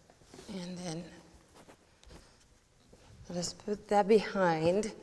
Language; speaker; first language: English; non-native, fluent; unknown